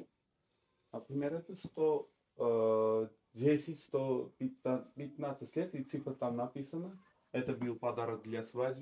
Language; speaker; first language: Russian; non-native, learner; Armenian